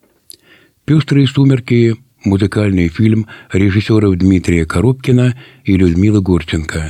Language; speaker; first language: Russian; native; Russian